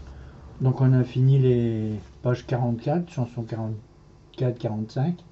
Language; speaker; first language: French; native; French